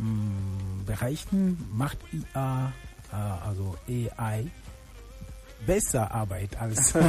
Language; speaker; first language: German; non-native, fluent; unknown